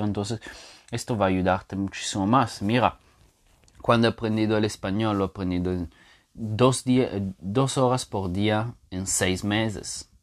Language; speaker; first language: Spanish; non-native, fluent; Portuguese